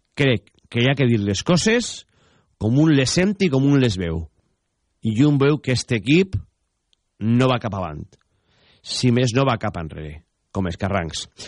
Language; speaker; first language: Catalan; native; Catalan